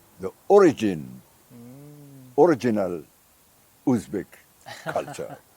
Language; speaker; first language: English; non-native, fluent; Arabic